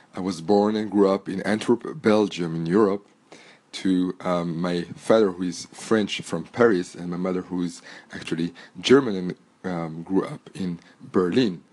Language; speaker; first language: English; non-native, fluent; French